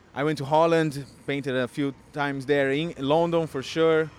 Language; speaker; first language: English; non-native, fluent; Portuguese